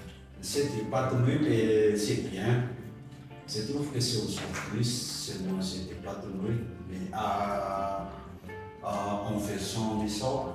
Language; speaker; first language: French; non-native, local second language; Malagasy